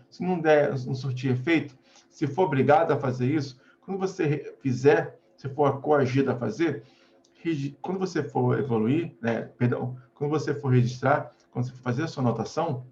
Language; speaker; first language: Portuguese; native; Portuguese